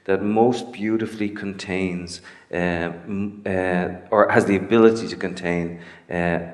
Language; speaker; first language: English; native; English